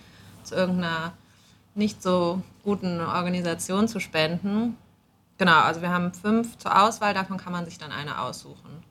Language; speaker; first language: German; native; German